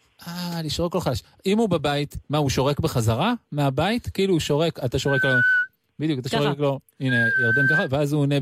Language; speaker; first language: Hebrew; native; Hebrew